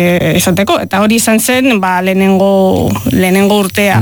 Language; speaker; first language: Basque; non-native, local second language; Spanish